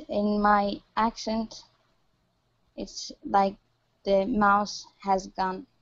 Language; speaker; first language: English; non-native, learner; Arabic